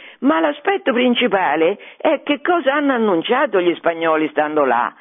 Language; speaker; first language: Italian; native; Italian